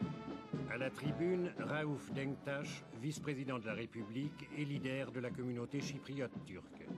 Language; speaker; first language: French; native; French